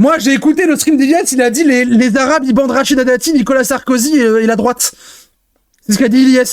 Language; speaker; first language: French; native; French